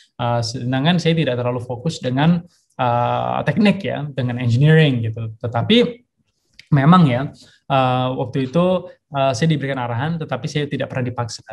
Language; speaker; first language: Indonesian; early bilingual, heritage; Indonesian